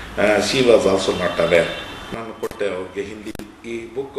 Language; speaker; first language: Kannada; non-native, local second language; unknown